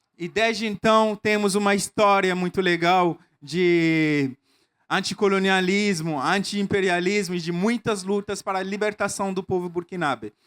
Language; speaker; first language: Portuguese; non-native, fluent; Mossi